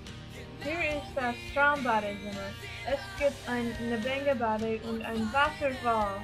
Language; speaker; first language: German; non-native, learner; English